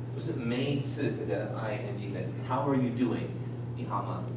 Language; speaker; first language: Chinese; non-native, learner; English